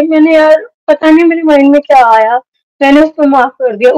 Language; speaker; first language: Hindi; native; Hindi